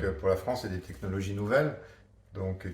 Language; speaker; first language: French; native; French